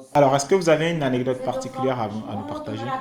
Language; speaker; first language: French; native; French